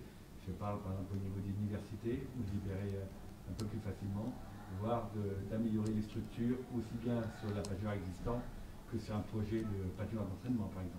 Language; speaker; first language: French; native; French